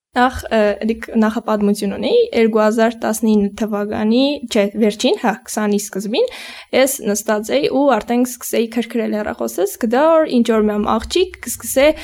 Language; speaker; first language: Armenian; native; Armenian